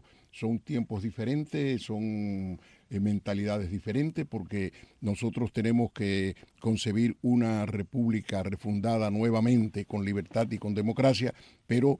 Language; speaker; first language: Spanish; native; Spanish